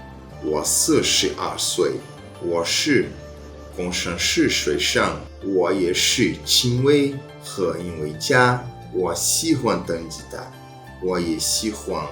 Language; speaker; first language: Chinese; non-native, learner; Portuguese